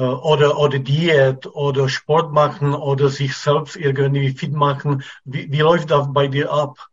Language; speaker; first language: German; non-native, fluent; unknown